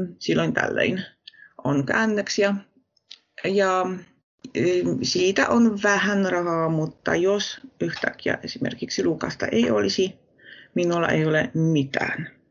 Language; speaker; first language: Finnish; non-native, fluent; Polish